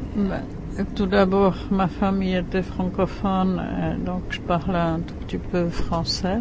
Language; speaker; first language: French; non-native, fluent; Czech